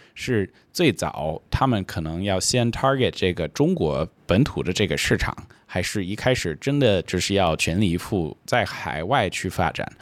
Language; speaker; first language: Chinese; non-native, fluent; English